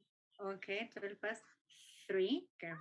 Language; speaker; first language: English; non-native, fluent; Spanish